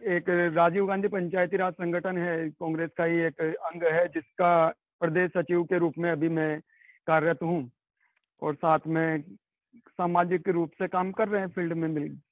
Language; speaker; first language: Hindi; native; Hindi